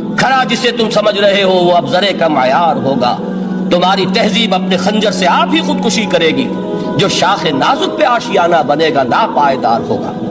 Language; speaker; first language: Urdu; native; Urdu